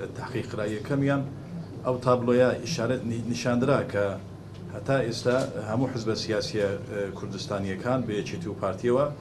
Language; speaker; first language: Central Kurdish; non-native, local second language; Turkish